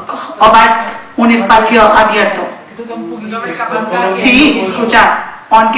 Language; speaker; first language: Spanish; non-native, learner; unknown